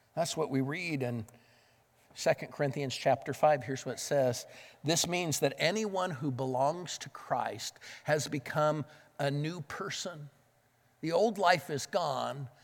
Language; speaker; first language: English; native; English